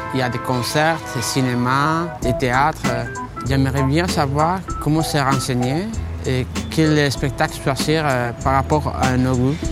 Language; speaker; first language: French; non-native, learner; Spanish